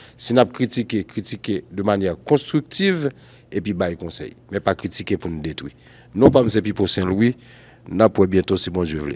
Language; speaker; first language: French; non-native, local second language; Haitian Creole